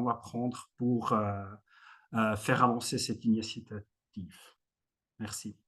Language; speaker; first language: French; non-native, local second language; German